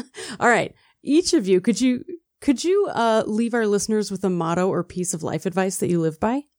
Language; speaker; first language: English; native; English